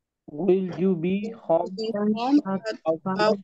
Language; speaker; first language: English; non-native, learner; Spanish